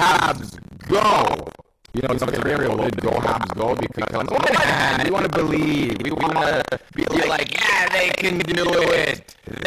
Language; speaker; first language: English; native; English